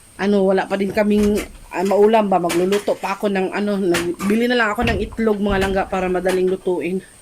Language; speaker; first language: Filipino; native; Filipino